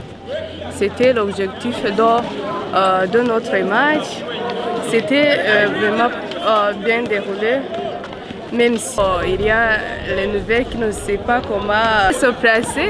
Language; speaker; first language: French; non-native, local second language; Rundi